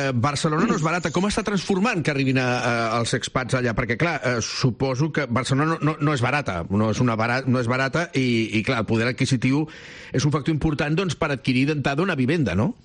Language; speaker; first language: Catalan; non-native, local second language; Spanish